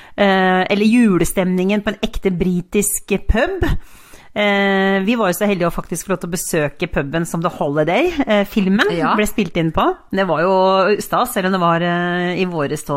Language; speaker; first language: Norwegian; native; Norwegian